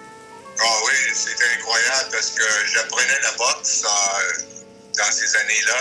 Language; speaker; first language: French; early bilingual, other home language; English